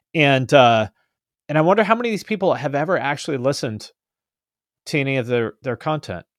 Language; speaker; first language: English; native; English